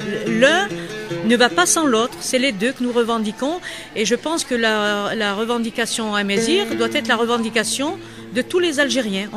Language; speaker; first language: French; non-native, local second language; Kabyle